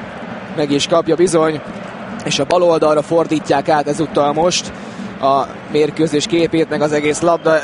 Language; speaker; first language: Hungarian; native; Hungarian